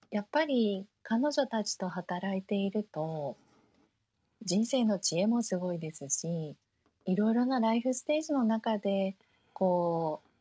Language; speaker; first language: Japanese; early bilingual, heritage; Japanese